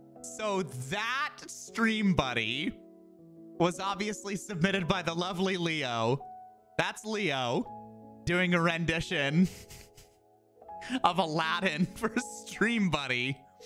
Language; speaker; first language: English; native; English